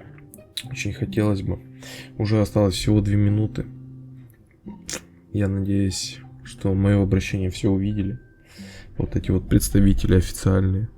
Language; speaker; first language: Russian; native; Russian